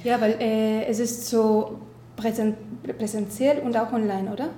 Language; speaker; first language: German; non-native, fluent; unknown